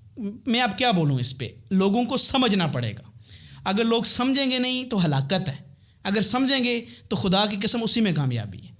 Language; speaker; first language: Urdu; non-native, local second language; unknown